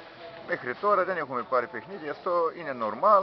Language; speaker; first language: Greek; non-native, learner; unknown